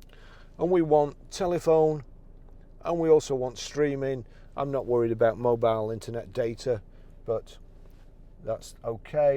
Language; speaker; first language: English; native; English